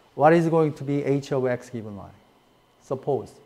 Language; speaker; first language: English; non-native, fluent; Korean